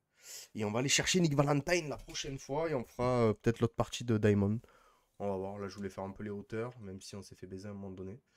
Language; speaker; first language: French; native; French